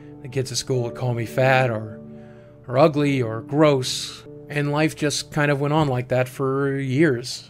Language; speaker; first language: English; native; English